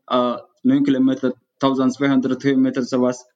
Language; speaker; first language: German; non-native, learner; Tigrinya